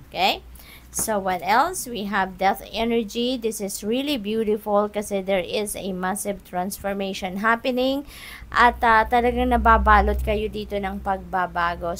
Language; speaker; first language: English; non-native, local second language; Filipino